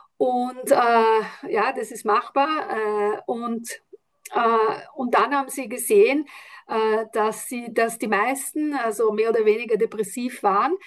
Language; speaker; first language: German; non-native, fluent; Italian